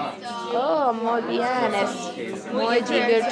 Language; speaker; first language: Spanish; non-native, learner; English